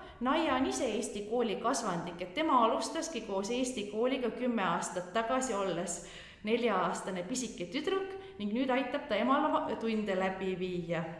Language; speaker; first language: Estonian; native; Estonian